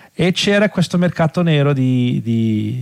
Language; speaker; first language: Italian; non-native, fluent; Portuguese